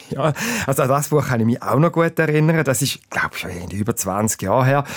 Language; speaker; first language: German; native; German